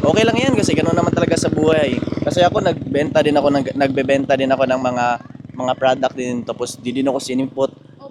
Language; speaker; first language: Filipino; non-native, local second language; Cebuano